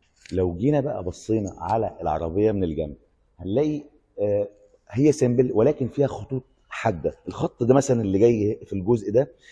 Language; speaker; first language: Arabic; native; Arabic